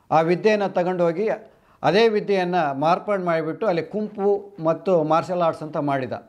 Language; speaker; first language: Kannada; non-native, local second language; Telugu